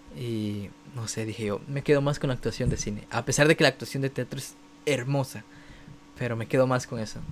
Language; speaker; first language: Spanish; native; Spanish